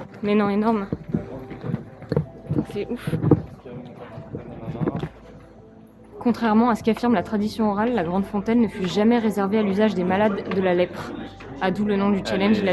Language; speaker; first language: French; native; French